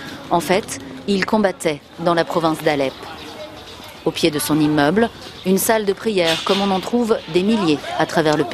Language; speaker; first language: French; native; French